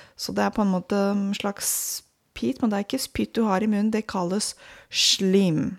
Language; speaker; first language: Norwegian; non-native, fluent; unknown